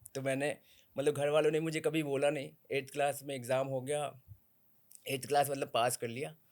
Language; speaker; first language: Hindi; native; Hindi